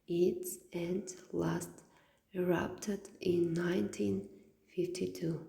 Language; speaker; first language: English; non-native, fluent; Kazakh